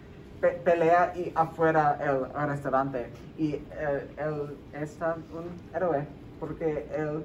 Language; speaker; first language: Spanish; non-native, learner; English